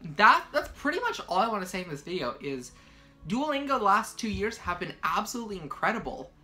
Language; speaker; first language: English; native; English